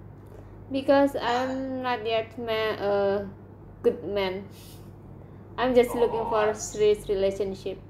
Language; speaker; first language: English; non-native, learner; Indonesian